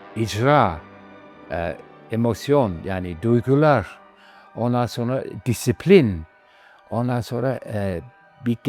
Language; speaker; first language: Turkish; non-native, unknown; English